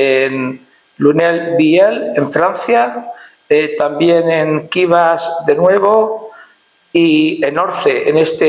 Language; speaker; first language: Spanish; native; Spanish